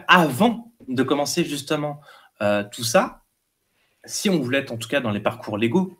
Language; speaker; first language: French; native; French